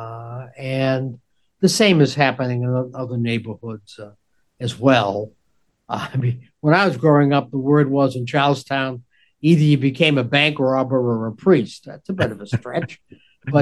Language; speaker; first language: English; native; English